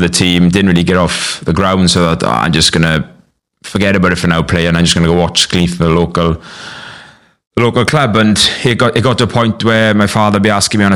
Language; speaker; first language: English; native; English